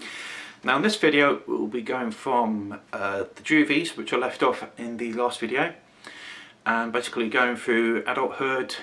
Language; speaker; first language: English; native; English